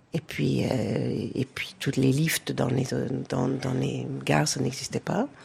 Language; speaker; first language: French; native; French